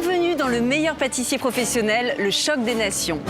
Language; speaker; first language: French; native; French